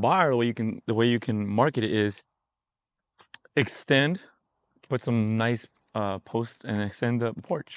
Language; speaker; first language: English; native; English